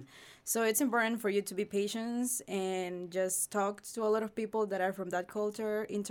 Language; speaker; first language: English; non-native, fluent; Spanish